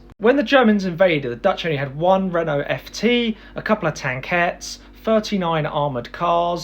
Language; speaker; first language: English; native; English